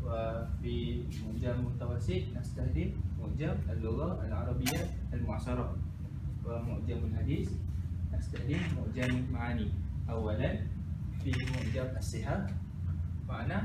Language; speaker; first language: Arabic; non-native, learner; Malay